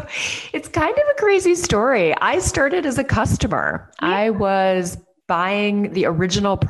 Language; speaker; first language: English; native; English